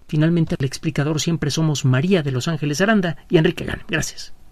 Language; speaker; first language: Spanish; native; Spanish